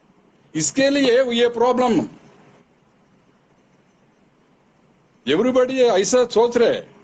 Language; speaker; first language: Hindi; non-native, local second language; Telugu